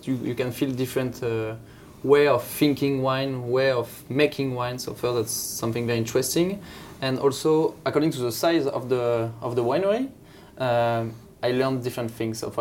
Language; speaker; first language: English; non-native, fluent; French